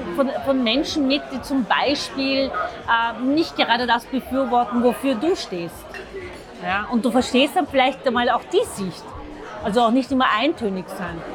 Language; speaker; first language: German; early bilingual, other home language; Zaza